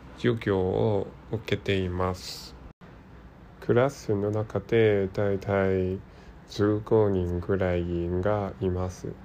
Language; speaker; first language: Japanese; non-native, learner; Cantonese